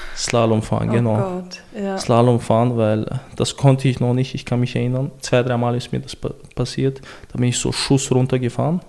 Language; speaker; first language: German; early bilingual, other home language; Chechen